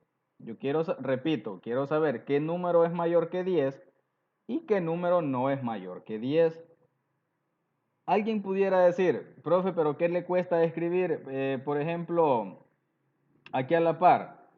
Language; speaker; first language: Spanish; native; Spanish